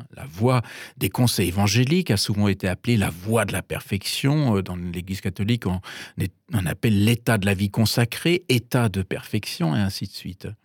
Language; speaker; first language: French; non-native, fluent; German